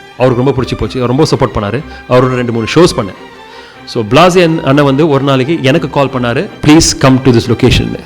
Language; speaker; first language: Tamil; early bilingual, heritage; Tamil